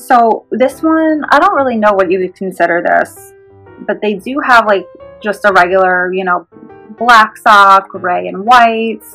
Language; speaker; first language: English; native; English